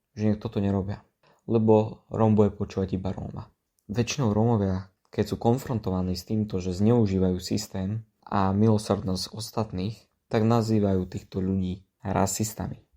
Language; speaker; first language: Slovak; native; Slovak